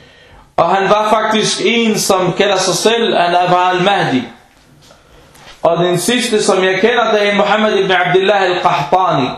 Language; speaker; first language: Danish; early bilingual, other home language; Arabic